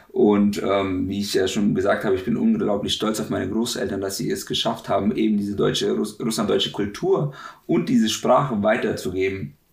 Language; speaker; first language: German; native; German